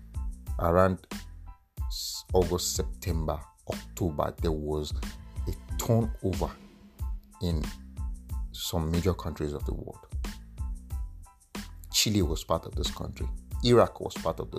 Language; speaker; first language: English; non-native, local second language; Yoruba